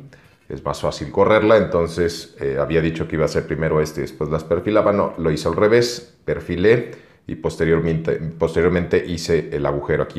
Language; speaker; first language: Spanish; native; Spanish